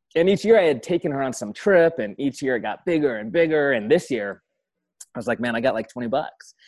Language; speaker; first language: English; early bilingual, other home language; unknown